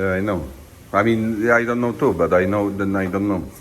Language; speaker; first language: English; non-native, learner; Polish